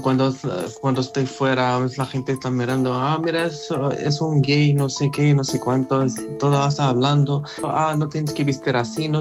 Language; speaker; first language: Spanish; non-native, learner; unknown